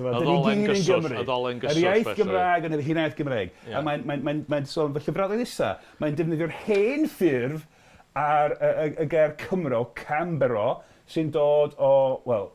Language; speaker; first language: Welsh; non-native, fluent; English